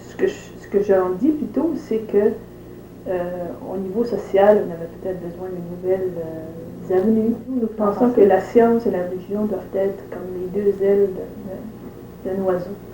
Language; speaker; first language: French; native; French